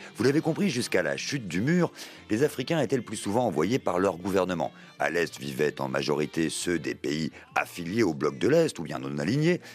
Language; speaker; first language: French; native; French